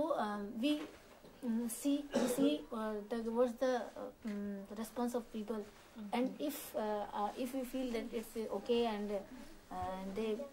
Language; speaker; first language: English; non-native, learner; Hindi